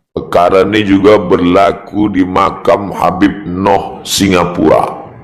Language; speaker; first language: Malay; native; Malay